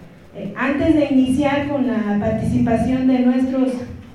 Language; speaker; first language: Spanish; native; Spanish